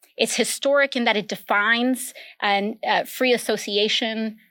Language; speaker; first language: English; early bilingual, other home language; Spanish